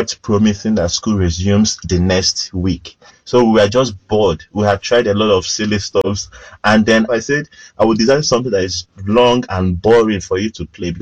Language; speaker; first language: English; non-native, local second language; Igbo